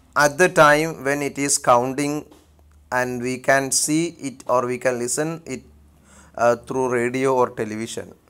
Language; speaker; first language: English; non-native, local second language; Malayalam